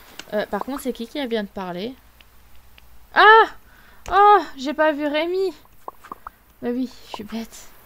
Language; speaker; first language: French; native; French